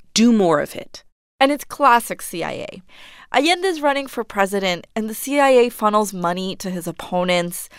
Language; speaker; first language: English; non-native, fluent; Spanish